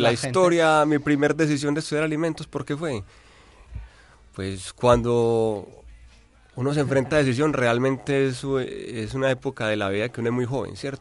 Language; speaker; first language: Spanish; native; Spanish